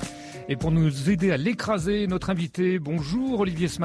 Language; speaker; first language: French; native; French